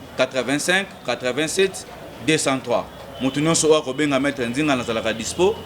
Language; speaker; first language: Lingala; non-native, local second language; Kongo